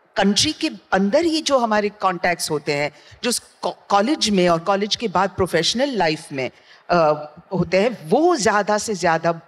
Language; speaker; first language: Hindi; non-native, local second language; Gujarati